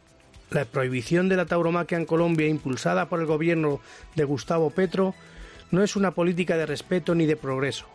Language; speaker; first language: Spanish; native; Spanish